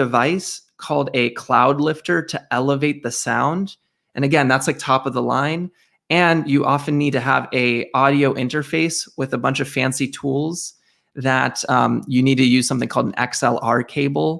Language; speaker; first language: English; native; English